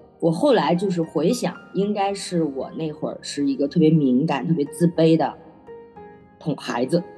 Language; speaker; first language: Chinese; native; Chinese